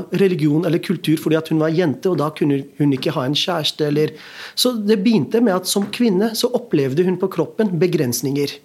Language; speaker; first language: Norwegian; early bilingual, other home language; Urdu